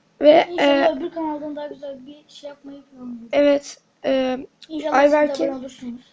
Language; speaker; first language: Turkish; native; Turkish